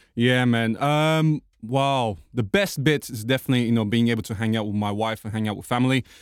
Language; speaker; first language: English; non-native, fluent; Portuguese